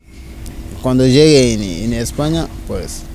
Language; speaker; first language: Spanish; non-native, learner; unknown